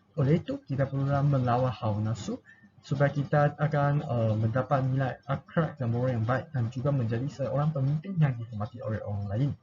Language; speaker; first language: Malay; non-native, local second language; Chinese